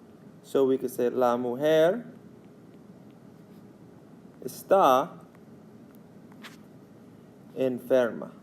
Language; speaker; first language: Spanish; non-native, fluent; English